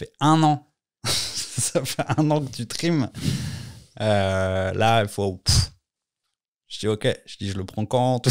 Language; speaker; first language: French; native; French